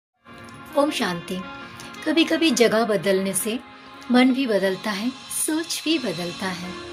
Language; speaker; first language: Hindi; non-native, local second language; Bangla